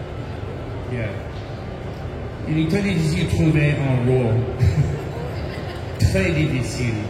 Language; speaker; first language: French; non-native, learner; English